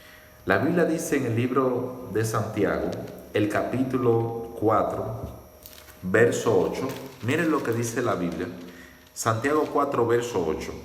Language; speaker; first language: Spanish; native; Spanish